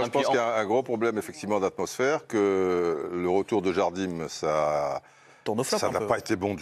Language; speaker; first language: French; native; French